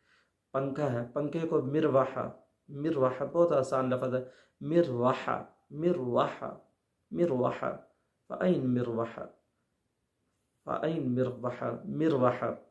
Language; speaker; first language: Urdu; native; Urdu